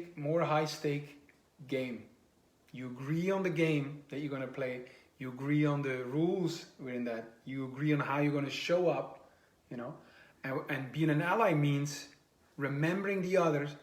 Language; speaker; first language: English; non-native, fluent; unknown